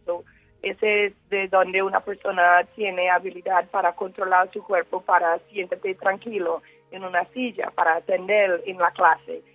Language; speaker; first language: Spanish; non-native, learner; English